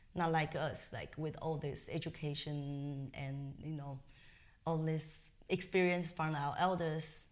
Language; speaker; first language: English; non-native, fluent; Chinese